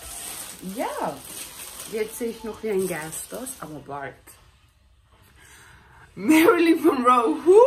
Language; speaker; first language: German; early bilingual, heritage; German